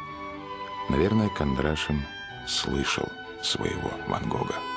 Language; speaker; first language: Russian; native; Russian